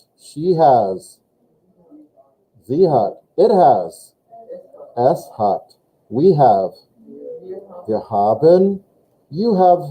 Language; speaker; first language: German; non-native, fluent; English